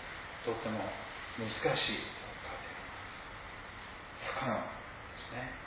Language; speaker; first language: Japanese; non-native, fluent; English